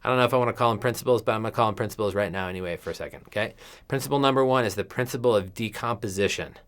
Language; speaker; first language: English; native; English